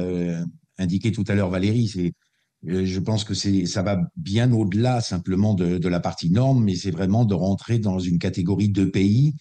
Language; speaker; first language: French; native; French